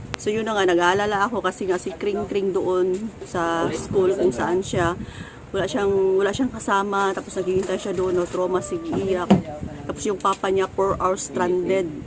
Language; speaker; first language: Filipino; non-native, local second language; Cebuano